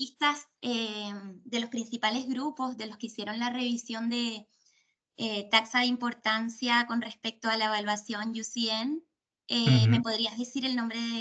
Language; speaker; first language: Spanish; native; Spanish